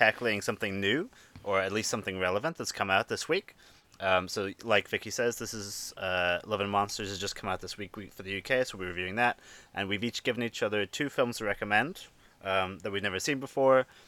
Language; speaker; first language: English; native; English